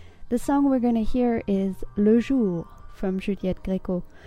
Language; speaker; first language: English; native; English